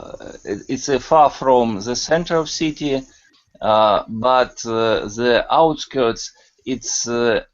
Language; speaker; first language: English; non-native, learner; Russian